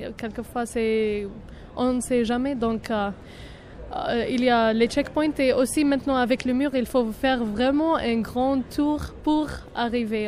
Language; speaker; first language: French; non-native, fluent; Arabic